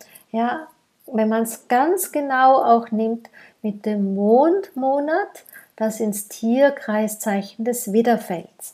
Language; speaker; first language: German; native; German